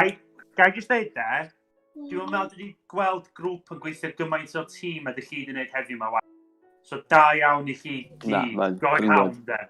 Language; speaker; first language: Welsh; native; Welsh